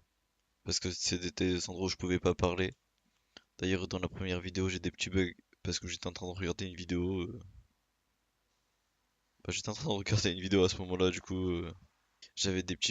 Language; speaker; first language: French; native; French